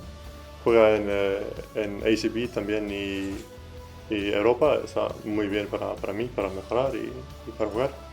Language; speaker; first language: Spanish; non-native, learner; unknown